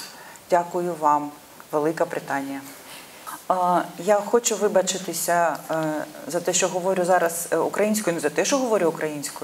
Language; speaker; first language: Ukrainian; non-native, local second language; Russian